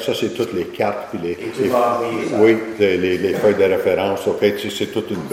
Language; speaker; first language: French; native; French